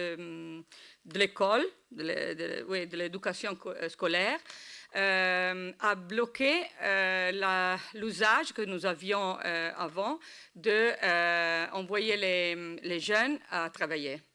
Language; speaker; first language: French; non-native, learner; Italian